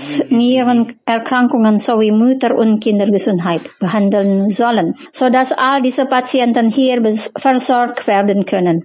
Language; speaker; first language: German; non-native, fluent; Indonesian